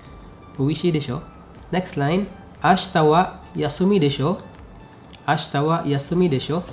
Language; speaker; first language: Japanese; non-native, fluent; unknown